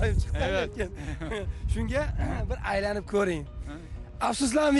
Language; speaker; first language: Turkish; non-native, learner; Uzbek